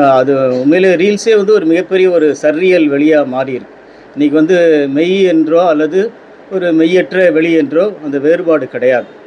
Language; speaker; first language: Tamil; native; Tamil